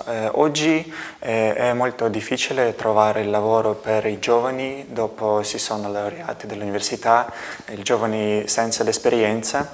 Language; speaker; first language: Italian; non-native, learner; Russian